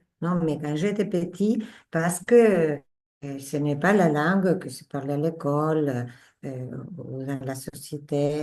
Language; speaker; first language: French; non-native, fluent; Spanish